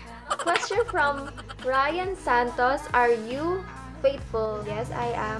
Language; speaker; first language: English; non-native, local second language; Filipino